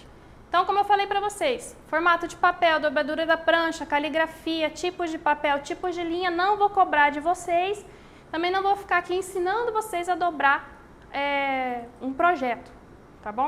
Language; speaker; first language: Portuguese; native; Portuguese